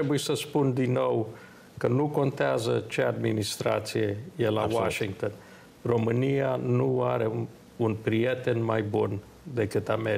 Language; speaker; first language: Romanian; early bilingual, heritage; Romanian